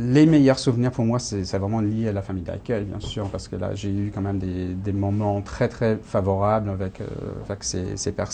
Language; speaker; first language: French; non-native, fluent; English